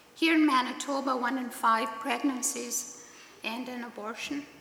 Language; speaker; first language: English; native; English